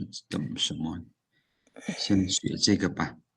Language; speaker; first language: Chinese; non-native, fluent; Lao